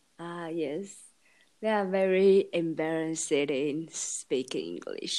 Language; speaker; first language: English; non-native, learner; Chinese